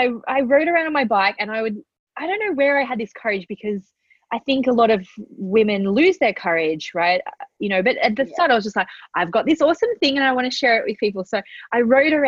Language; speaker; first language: English; native; English